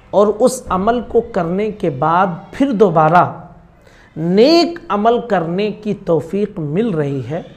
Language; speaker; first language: Hindi; native; Hindi